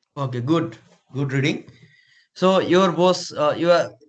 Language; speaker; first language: English; non-native, local second language; Nepali